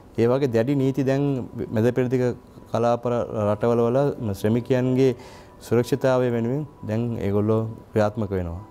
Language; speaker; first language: Sinhala; non-native, local second language; Tamil